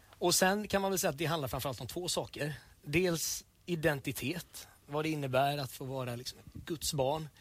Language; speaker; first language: Swedish; native; Swedish